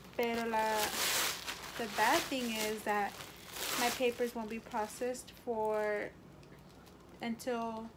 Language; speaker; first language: English; early bilingual, other home language; Spanish